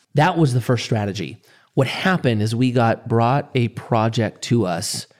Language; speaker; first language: English; native; English